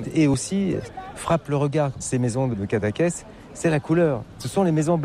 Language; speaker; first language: French; native; French